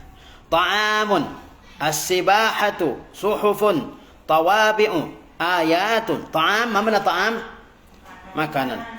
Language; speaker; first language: Arabic; non-native, fluent; Indonesian